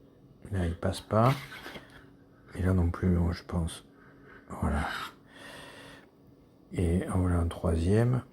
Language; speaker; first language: French; native; French